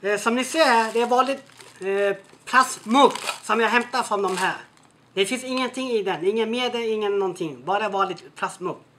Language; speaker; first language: Swedish; non-native, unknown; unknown